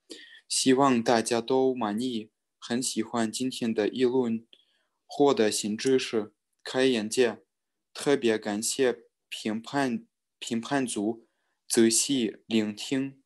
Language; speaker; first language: Chinese; non-native, learner; Russian